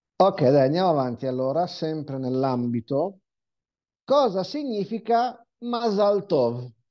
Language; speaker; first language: Italian; non-native, fluent; Hebrew